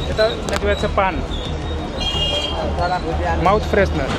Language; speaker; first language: Russian; non-native, learner; Hindi